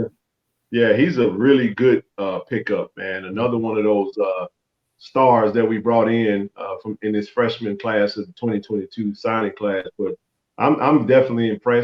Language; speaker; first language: English; native; English